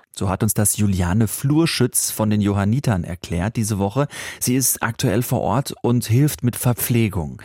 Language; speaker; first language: German; native; German